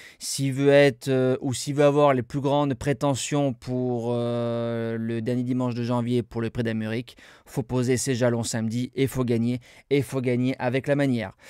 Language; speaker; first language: French; native; French